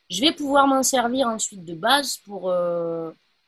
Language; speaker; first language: French; native; French